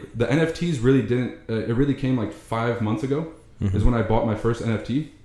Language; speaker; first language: English; early bilingual, other home language; Arabic